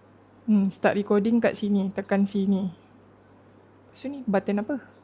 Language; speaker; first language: Malay; native; Malay